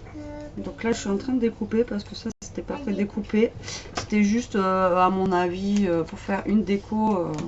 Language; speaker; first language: French; native; French